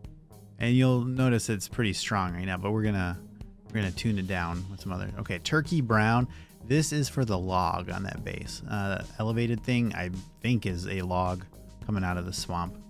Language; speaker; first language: English; native; English